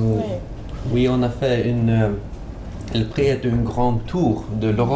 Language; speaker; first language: French; non-native, learner; Swedish